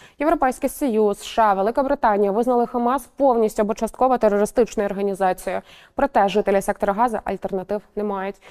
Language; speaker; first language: Ukrainian; native; Ukrainian